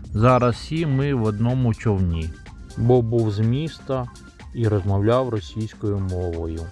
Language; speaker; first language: Ukrainian; non-native, local second language; Russian